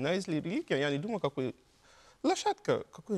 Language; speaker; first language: Russian; non-native, learner; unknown